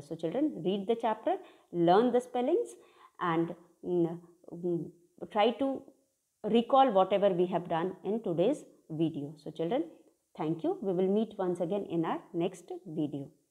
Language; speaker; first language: English; non-native, local second language; Hindi